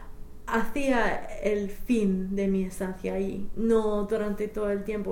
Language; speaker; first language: Spanish; non-native, fluent; English